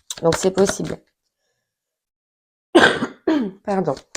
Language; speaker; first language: French; native; French